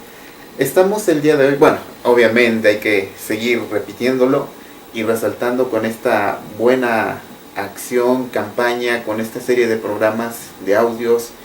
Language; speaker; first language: Spanish; native; Spanish